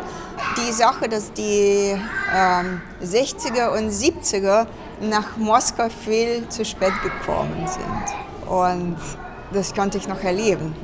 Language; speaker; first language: German; non-native, fluent; Russian